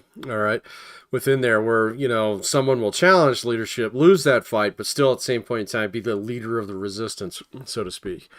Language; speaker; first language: English; native; English